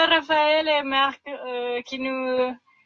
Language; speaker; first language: French; non-native, fluent; Spanish